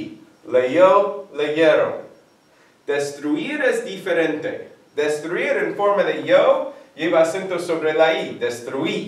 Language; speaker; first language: Spanish; non-native, fluent; English